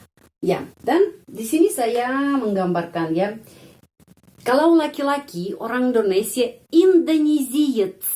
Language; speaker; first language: Indonesian; non-native, fluent; Russian